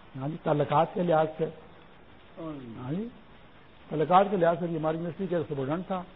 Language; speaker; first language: Urdu; non-native, local second language; Pashto